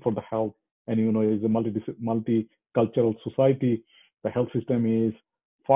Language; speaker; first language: English; non-native, local second language; Bangla